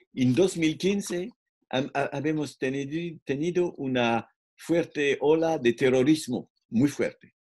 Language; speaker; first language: Spanish; non-native, fluent; French